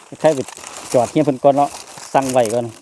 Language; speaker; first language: Thai; non-native, local second language; Northeastern Thai